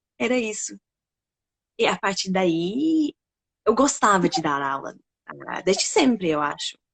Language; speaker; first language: Portuguese; non-native, fluent; English